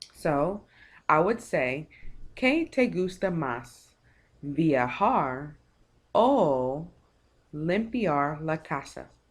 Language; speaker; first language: Spanish; non-native, fluent; English